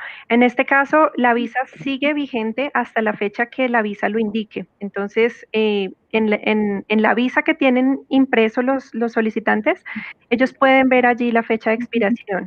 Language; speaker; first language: Spanish; native; Spanish